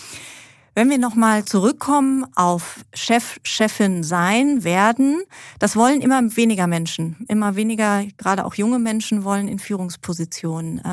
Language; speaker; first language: German; native; German